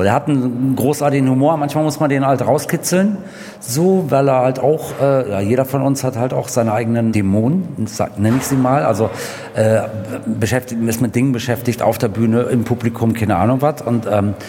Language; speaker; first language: German; native; German